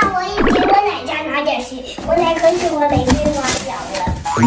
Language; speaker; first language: Chinese; native; Chinese